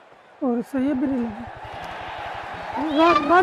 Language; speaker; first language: Hindi; native; Hindi